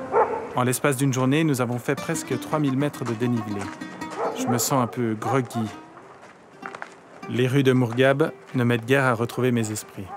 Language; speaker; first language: French; native; French